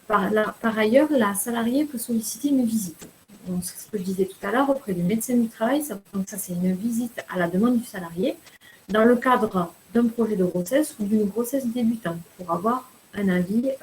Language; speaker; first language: French; native; French